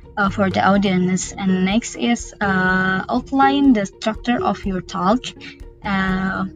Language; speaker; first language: English; non-native, learner; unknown